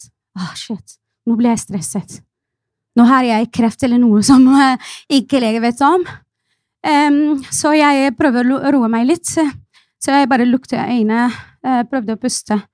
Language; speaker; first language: Norwegian; non-native, fluent; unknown